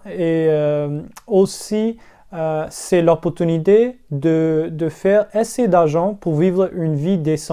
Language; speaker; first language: French; non-native, local second language; English